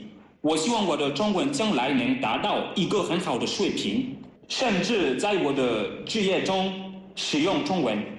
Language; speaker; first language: Chinese; non-native, learner; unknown